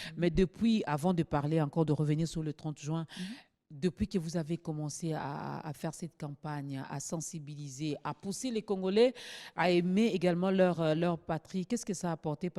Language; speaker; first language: French; non-native, local second language; Lingala